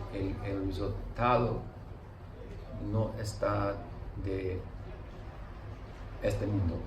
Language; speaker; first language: Spanish; non-native, learner; English